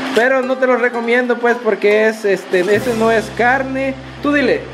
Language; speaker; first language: Spanish; native; Spanish